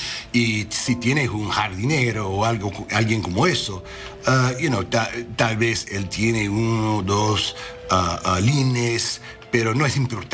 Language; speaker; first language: Spanish; non-native, learner; English